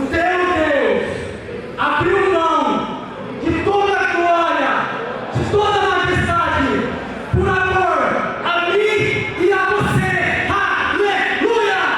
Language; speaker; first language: Portuguese; native; Portuguese